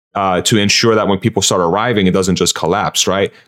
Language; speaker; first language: English; early bilingual, other home language; Persian